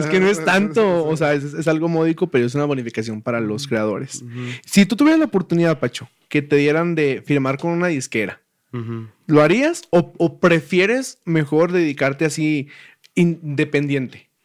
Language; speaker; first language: Spanish; native; Spanish